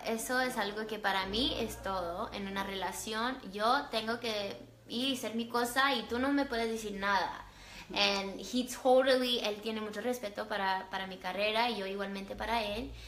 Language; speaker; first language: Spanish; early bilingual, other home language; English